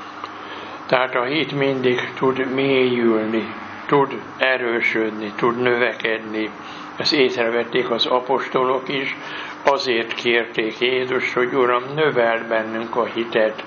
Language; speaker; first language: Hungarian; native; Hungarian